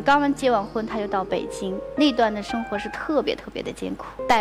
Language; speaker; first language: Chinese; native; Chinese